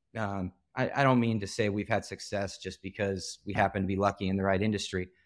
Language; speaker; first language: English; native; English